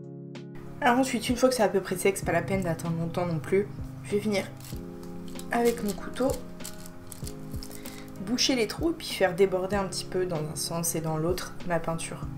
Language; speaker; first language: French; native; French